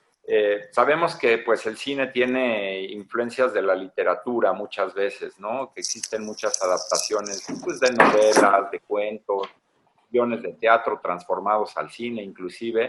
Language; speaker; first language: Spanish; native; Spanish